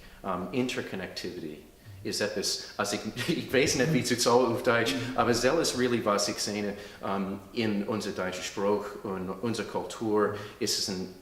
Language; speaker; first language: German; early bilingual, heritage; English